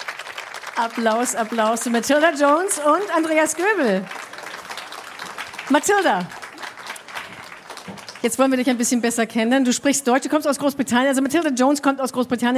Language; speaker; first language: German; native; German